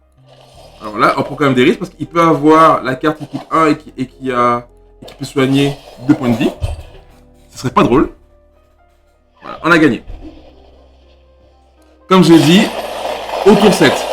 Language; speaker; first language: French; native; French